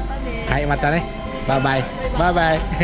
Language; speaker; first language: Japanese; non-native, learner; Indonesian